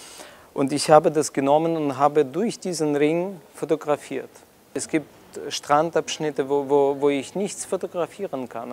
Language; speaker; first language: German; non-native, fluent; Russian